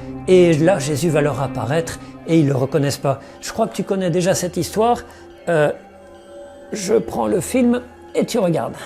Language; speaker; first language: French; native; French